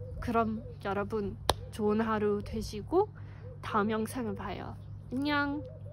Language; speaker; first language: Korean; non-native, fluent; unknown